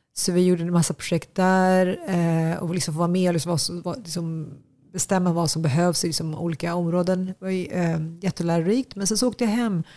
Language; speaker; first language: Swedish; early bilingual, other home language; Tigrinya